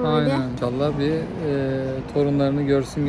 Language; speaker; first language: Turkish; native; Turkish